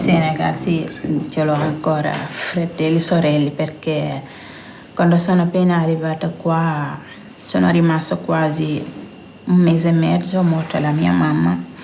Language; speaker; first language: Italian; non-native, learner; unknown